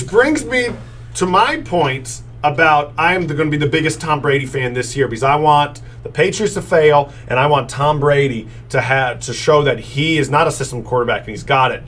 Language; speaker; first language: English; native; English